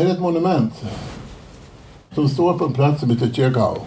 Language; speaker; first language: Swedish; native; Swedish